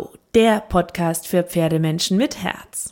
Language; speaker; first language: German; native; German